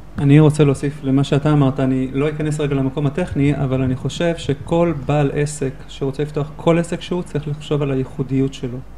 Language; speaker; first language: Hebrew; native; Hebrew